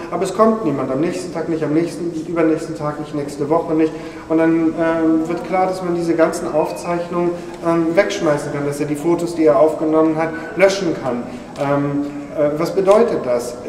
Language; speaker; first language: German; native; German